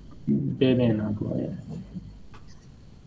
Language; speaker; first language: Spanish; non-native, learner; English